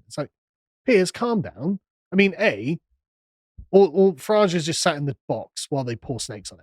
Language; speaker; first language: English; native; English